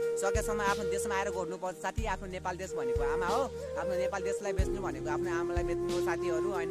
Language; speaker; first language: Nepali; native; Nepali